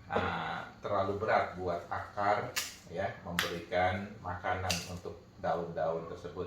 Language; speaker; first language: Indonesian; native; Indonesian